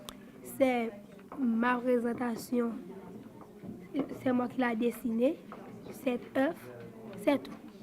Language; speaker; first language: French; non-native, local second language; Haitian Creole